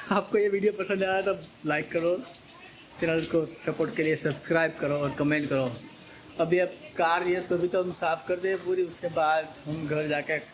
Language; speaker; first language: Hindi; non-native, local second language; Gujarati